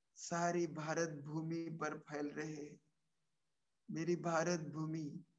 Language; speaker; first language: Hindi; non-native, local second language; Marathi